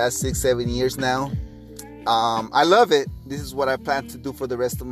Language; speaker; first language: English; non-native, fluent; Spanish